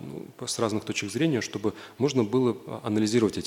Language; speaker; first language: Russian; native; Russian